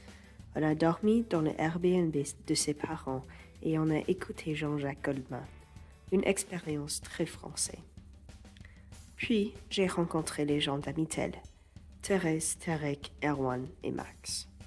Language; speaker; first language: French; non-native, fluent; English